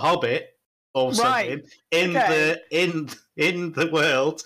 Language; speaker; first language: English; native; English